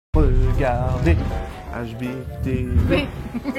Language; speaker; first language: French; native; French